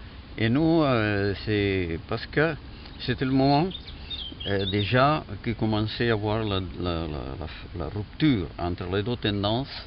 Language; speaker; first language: French; non-native, fluent; Catalan